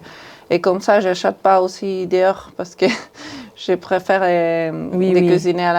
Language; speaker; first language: French; non-native, fluent; Spanish